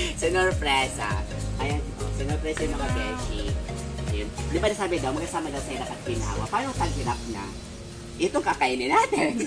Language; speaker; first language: Filipino; non-native, local second language; Bikol